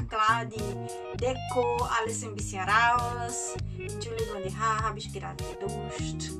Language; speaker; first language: German; non-native, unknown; Portuguese